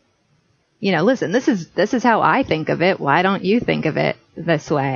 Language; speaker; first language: English; native; English